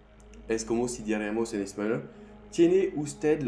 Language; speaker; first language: Spanish; non-native, fluent; French